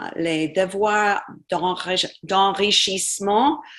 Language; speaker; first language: French; non-native, fluent; English